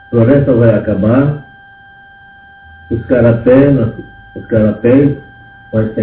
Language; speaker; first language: Portuguese; non-native, local second language; Yanomámi